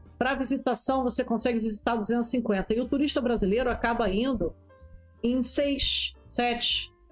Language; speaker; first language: Portuguese; native; Portuguese